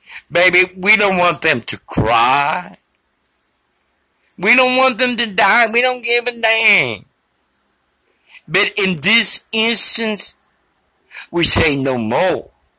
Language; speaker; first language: English; early bilingual, other home language; Spanish